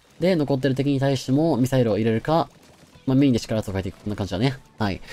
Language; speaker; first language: Japanese; native; Japanese